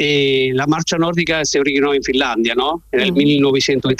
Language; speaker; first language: Spanish; non-native, learner; Italian